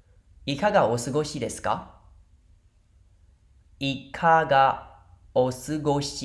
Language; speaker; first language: Japanese; non-native, fluent; Khmer